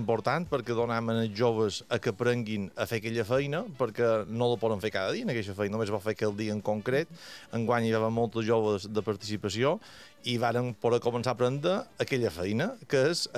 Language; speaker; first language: Catalan; native; Catalan